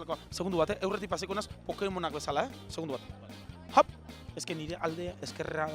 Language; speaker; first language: Basque; native; Basque